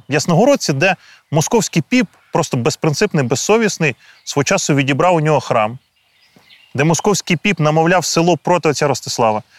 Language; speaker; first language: Ukrainian; native; Ukrainian